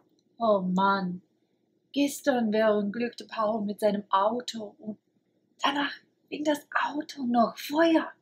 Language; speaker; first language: German; non-native, fluent; English